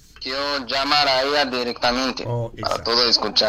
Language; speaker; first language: Spanish; non-native, learner; Arabic